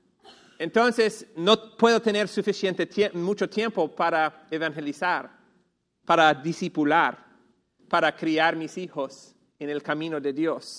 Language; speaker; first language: Spanish; non-native, fluent; English